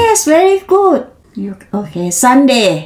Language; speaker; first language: English; non-native, learner; Thai